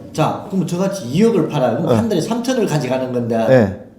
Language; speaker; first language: Korean; early bilingual, heritage; Korean